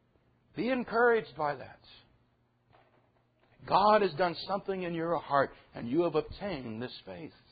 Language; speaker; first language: English; native; English